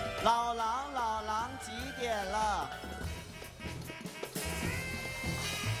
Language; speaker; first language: Chinese; native; Chinese